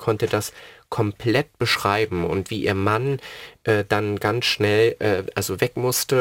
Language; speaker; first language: German; native; German